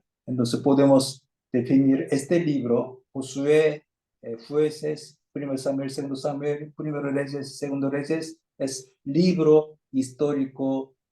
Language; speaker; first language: Spanish; non-native, fluent; Korean